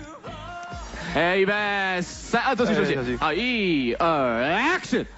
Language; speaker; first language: Chinese; native; Chinese